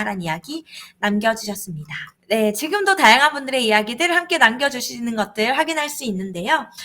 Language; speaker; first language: Korean; native; Korean